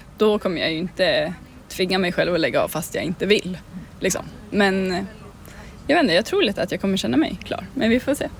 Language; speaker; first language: Swedish; native; Swedish